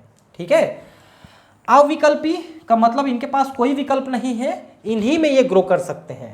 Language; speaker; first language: Hindi; native; Hindi